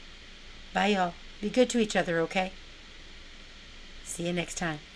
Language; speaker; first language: English; native; English